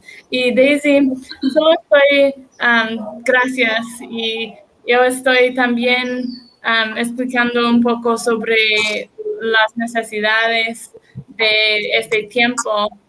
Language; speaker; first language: Spanish; non-native, learner; English